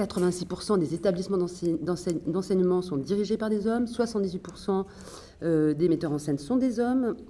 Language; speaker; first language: French; native; French